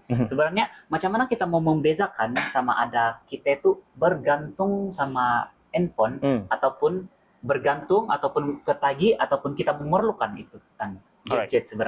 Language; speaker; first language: Malay; native; Malay